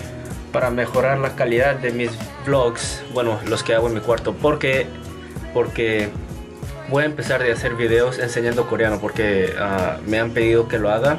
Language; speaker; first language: Spanish; non-native, fluent; Korean